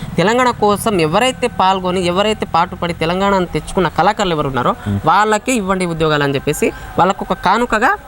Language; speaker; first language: Telugu; non-native, local second language; Lambadi